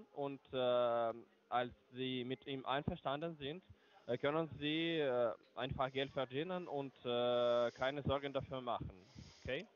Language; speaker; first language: German; non-native, learner; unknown